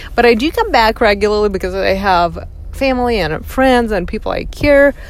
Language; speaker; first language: English; non-native, fluent; Russian